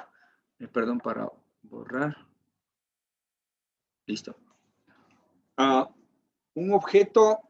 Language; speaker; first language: Spanish; native; Spanish